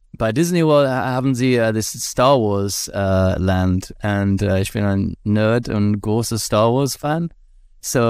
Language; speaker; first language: German; non-native, learner; English